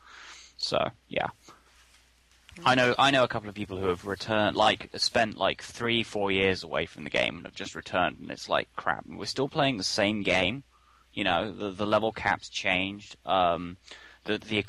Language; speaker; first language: English; native; English